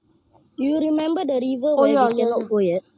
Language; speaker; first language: English; non-native, local second language; Malay